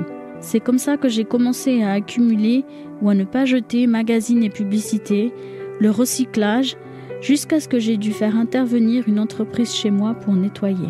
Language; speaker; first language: French; native; French